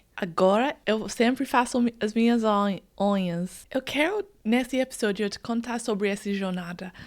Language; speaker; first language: Portuguese; non-native, fluent; English